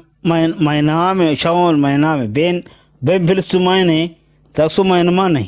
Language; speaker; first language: German; non-native, learner; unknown